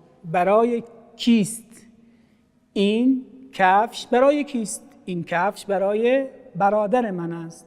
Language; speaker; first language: Persian; non-native, fluent; Arabic